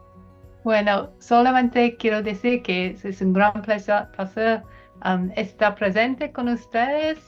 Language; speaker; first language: Spanish; non-native, fluent; English